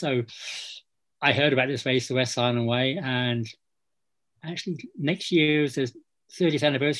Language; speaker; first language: English; native; English